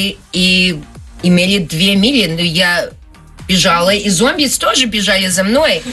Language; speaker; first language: Russian; early bilingual, heritage; Russian